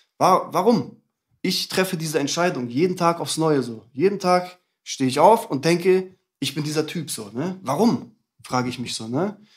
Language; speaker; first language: German; native; German